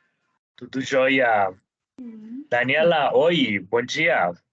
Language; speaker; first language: Portuguese; non-native, fluent; Spanish